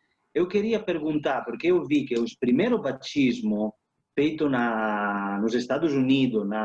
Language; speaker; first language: Portuguese; non-native, fluent; Italian